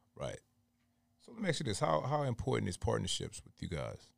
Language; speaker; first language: English; native; English